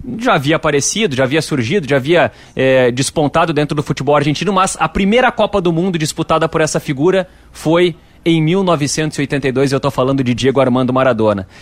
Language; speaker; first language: Portuguese; native; Portuguese